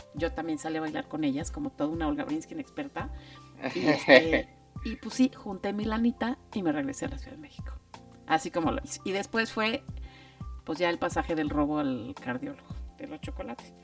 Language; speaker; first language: Spanish; native; Spanish